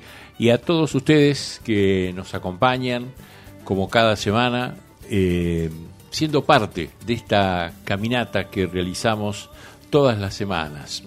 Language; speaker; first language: Spanish; native; Spanish